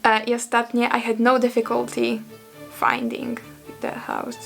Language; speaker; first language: English; non-native, fluent; Polish